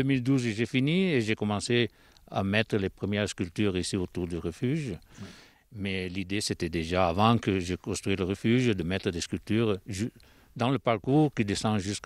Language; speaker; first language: French; non-native, local second language; Italian